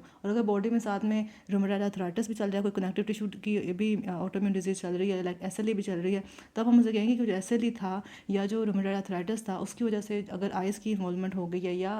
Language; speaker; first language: Hindi; native; Hindi